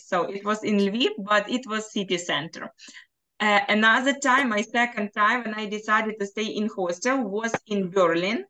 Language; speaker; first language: English; non-native, fluent; Ukrainian